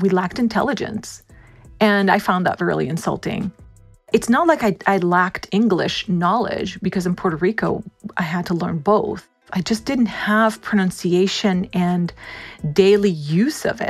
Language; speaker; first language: English; non-native, fluent; Spanish